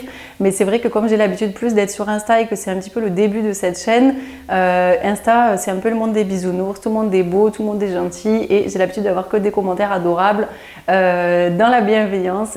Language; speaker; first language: French; native; French